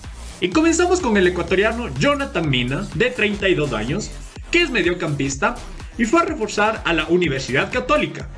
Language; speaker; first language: Spanish; native; Spanish